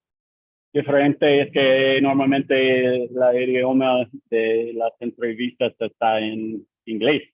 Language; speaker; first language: Spanish; non-native, learner; English